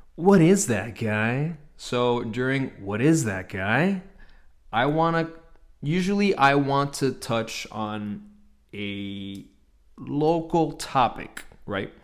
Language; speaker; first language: English; native; English